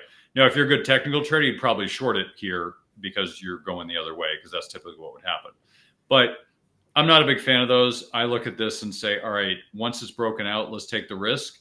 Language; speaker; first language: English; native; English